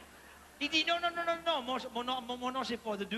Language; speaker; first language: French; native; French